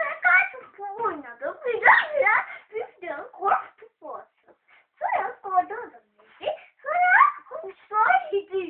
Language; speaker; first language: Turkish; non-native, learner; Azerbaijani